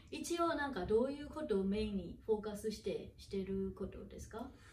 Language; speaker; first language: Japanese; non-native, fluent; Burmese